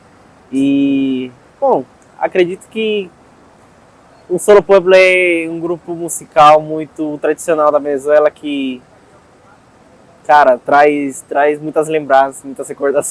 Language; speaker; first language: Portuguese; non-native, fluent; Spanish